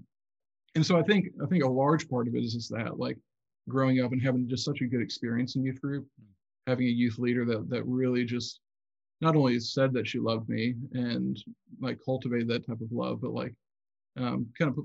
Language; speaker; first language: English; native; English